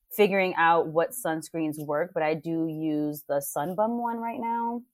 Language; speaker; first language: English; native; English